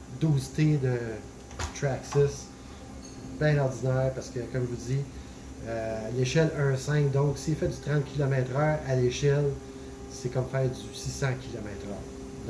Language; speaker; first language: French; native; French